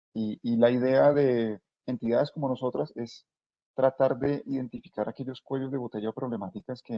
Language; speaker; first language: Spanish; native; Spanish